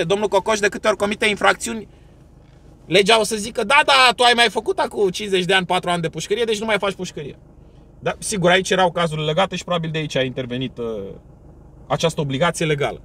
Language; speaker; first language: Romanian; native; Romanian